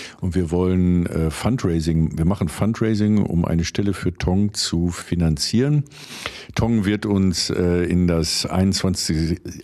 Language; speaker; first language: German; native; German